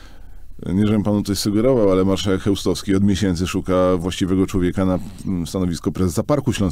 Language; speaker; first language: Polish; native; Polish